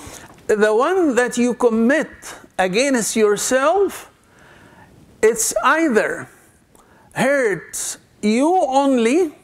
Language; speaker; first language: English; non-native, fluent; Arabic